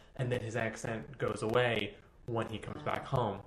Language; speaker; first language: English; early bilingual, other home language; Spanish